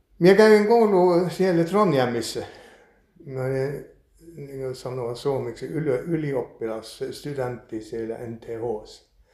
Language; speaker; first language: Finnish; early bilingual, heritage; Finnish